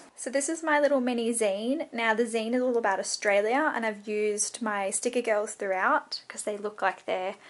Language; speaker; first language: English; native; English